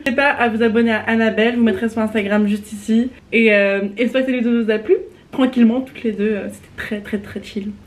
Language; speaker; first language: French; native; French